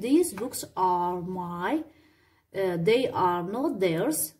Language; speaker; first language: English; non-native, fluent; Azerbaijani